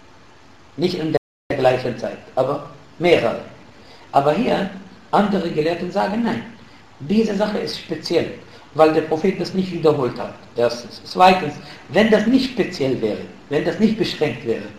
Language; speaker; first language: German; non-native, fluent; Arabic